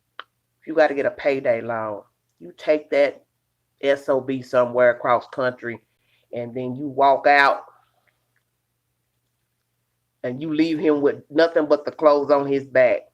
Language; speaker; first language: English; native; English